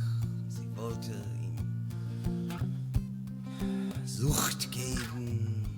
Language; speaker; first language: German; non-native, learner; English